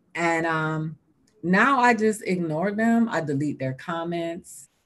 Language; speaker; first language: English; early bilingual, other home language; Spanish